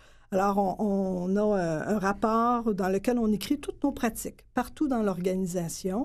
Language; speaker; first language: French; native; French